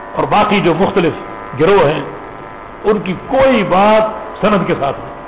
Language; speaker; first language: Urdu; native; Urdu